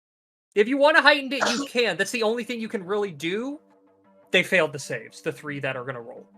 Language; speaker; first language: English; native; English